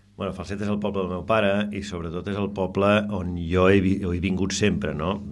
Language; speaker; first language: Catalan; non-native, local second language; Spanish